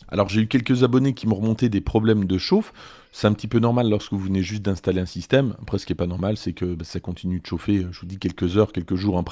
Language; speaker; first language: French; native; French